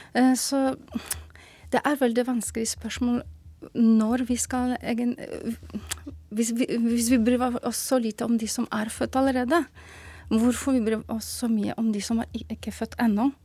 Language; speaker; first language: Norwegian; non-native, fluent; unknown